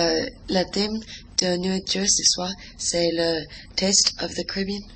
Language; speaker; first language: French; non-native, learner; English